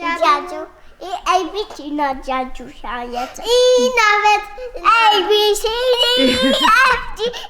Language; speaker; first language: Polish; early bilingual, heritage; Polish